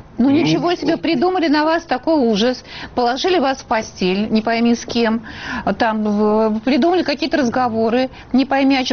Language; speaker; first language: Russian; native; Russian